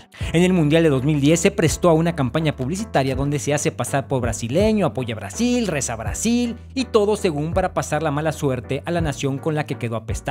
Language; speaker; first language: Spanish; native; Spanish